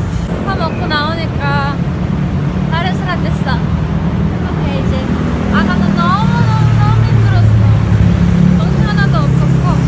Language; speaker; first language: Korean; non-native, fluent; Romanian